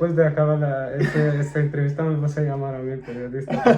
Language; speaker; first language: Spanish; non-native, fluent; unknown